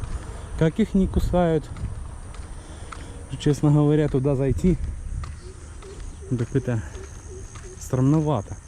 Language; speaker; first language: Russian; native; Russian